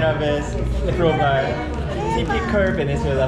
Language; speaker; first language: Spanish; non-native, learner; Korean